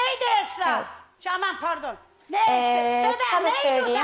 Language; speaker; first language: Turkish; native; Turkish